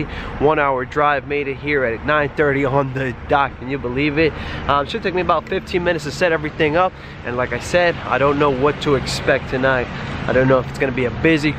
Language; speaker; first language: English; native; English